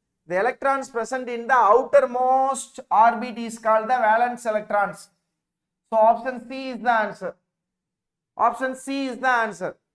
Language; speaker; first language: English; non-native, local second language; Tamil